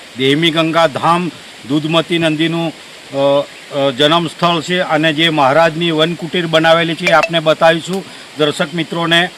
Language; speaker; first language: Gujarati; native; Gujarati